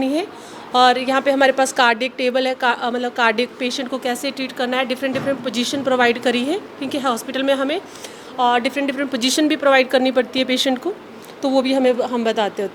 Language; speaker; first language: Hindi; non-native, local second language; Punjabi